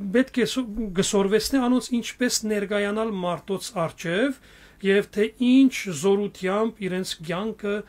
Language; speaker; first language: Armenian; native; Armenian